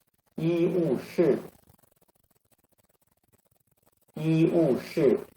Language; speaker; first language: Chinese; non-native, fluent; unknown